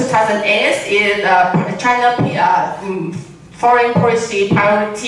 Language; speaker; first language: English; non-native, learner; Vietnamese